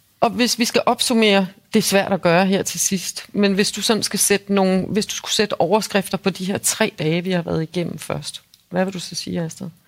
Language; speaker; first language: Danish; native; Danish